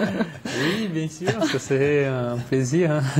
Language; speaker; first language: French; non-native, fluent; Portuguese